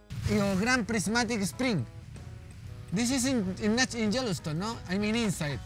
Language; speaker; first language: English; non-native, learner; Spanish